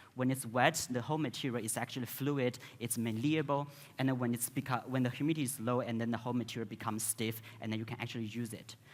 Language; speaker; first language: English; non-native, fluent; Chinese